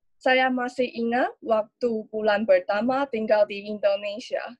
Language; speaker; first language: Indonesian; non-native, learner; Chinese